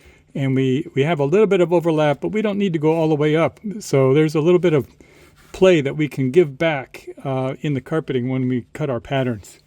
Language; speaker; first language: English; native; English